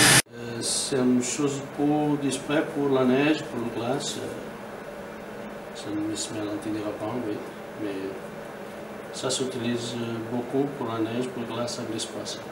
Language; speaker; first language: French; non-native, learner; Portuguese